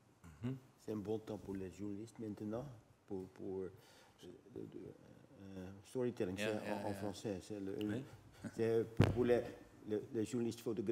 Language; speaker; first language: French; non-native, learner; Dutch